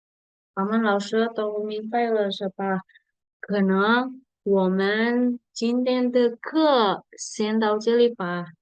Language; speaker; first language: Chinese; non-native, fluent; Indonesian